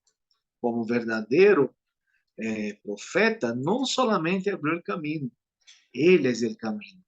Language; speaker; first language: Portuguese; non-native, learner; Spanish